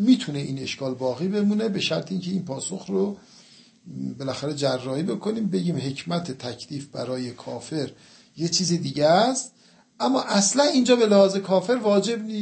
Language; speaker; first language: Persian; native; Persian